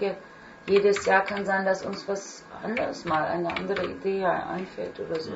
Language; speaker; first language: German; non-native, fluent; Turkish